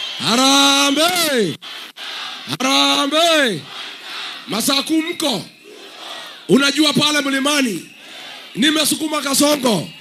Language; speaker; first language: Swahili; non-native, local second language; Kikuyu